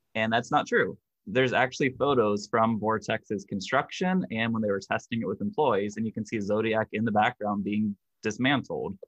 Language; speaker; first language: English; native; English